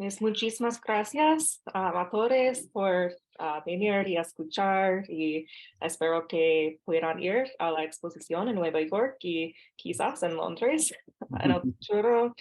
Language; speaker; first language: Spanish; non-native, fluent; English